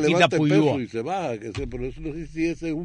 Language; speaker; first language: Spanish; native; Spanish